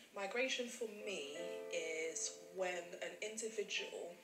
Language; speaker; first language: English; early bilingual, other home language; German